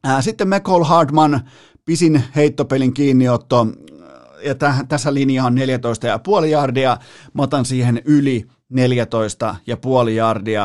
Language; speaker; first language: Finnish; native; Finnish